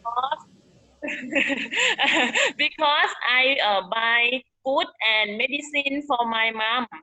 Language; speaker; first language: English; non-native, learner; Thai